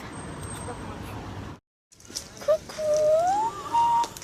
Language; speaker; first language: French; native; French